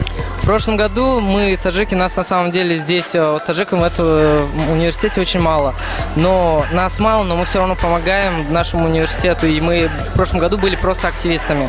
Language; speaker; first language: Russian; non-native, local second language; Tajik